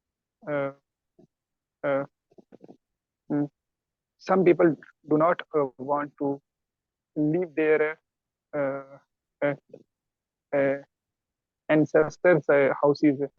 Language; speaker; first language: English; non-native, learner; Urdu